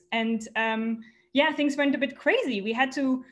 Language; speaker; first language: English; non-native, fluent; German